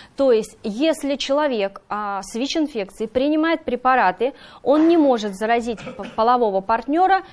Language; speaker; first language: Russian; native; Russian